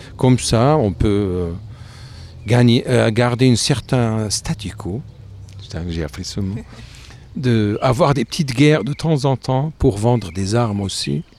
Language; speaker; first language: French; non-native, fluent; Arabic